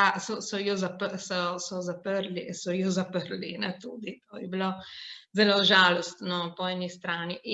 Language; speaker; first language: Slovenian; non-native, local second language; Italian